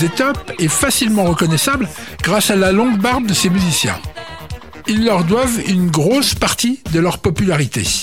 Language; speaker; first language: French; native; French